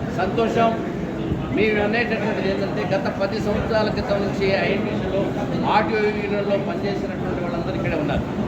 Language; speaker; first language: Telugu; native; Telugu